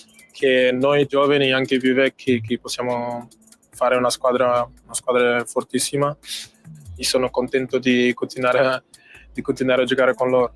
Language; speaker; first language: Italian; non-native, fluent; Portuguese